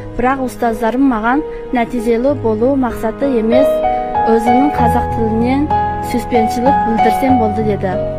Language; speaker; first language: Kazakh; non-native, learner; Chinese